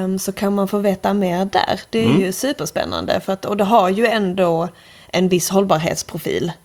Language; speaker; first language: Swedish; native; Swedish